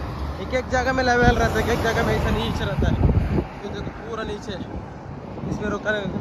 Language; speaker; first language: Hindi; non-native, local second language; Kannada